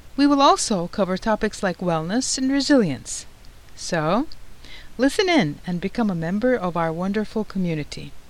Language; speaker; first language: English; non-native, fluent; Turkish